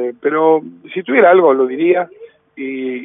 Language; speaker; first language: Spanish; native; Spanish